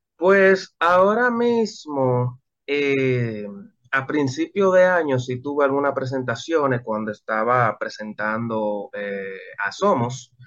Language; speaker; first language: Spanish; native; Spanish